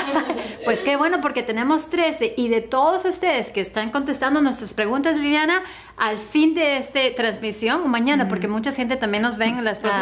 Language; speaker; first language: Spanish; native; Spanish